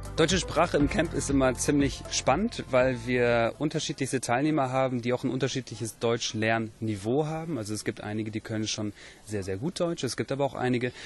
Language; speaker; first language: German; native; German